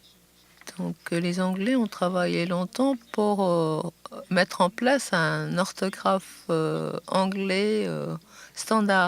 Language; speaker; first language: French; non-native, fluent; Japanese